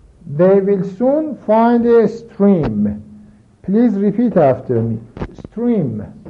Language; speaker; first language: English; non-native, fluent; Persian